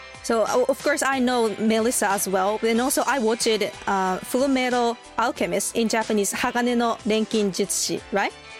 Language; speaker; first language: English; non-native, fluent; Japanese